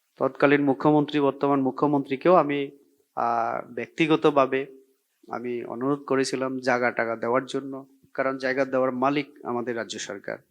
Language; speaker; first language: Bangla; non-native, local second language; Kok Borok